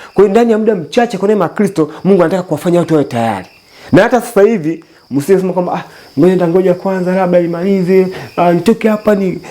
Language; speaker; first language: Swahili; native; Swahili